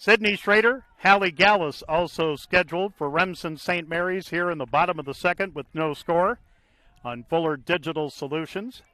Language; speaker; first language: English; native; English